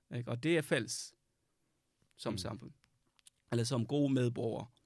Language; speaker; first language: Danish; non-native, fluent; Arabic